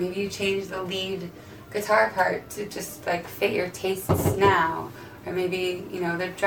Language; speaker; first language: English; native; English